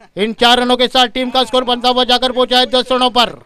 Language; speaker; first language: Hindi; non-native, local second language; Marathi